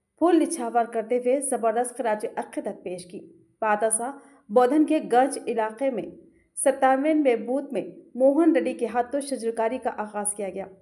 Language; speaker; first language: Urdu; native; Urdu